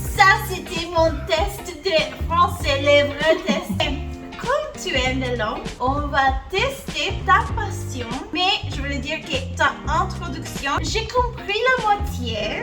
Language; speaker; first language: French; non-native, learner; English